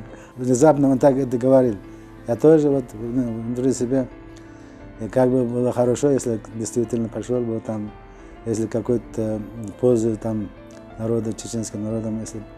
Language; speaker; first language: Russian; non-native, local second language; Uzbek